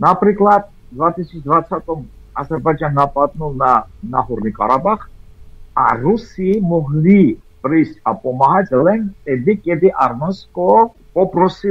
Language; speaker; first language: Slovak; non-native, fluent; Armenian